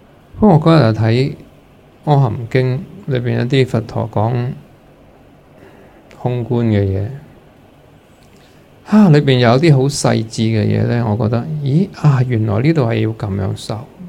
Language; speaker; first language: Cantonese; native; Cantonese